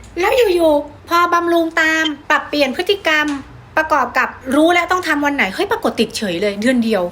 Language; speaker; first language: Thai; native; Thai